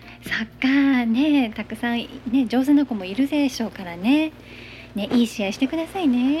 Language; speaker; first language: Japanese; native; Japanese